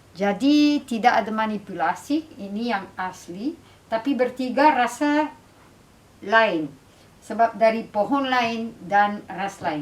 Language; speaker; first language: Indonesian; non-native, fluent; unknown